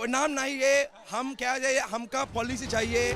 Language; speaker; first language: Hindi; non-native, learner; Sinhala